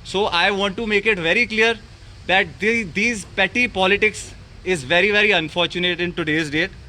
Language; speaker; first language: English; non-native, local second language; Punjabi